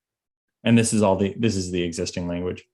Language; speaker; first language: English; native; English